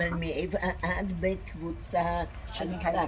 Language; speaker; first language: Hebrew; non-native, fluent; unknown